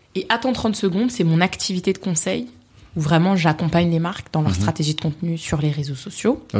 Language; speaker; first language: French; native; French